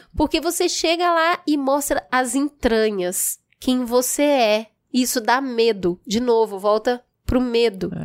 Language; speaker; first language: Portuguese; native; Portuguese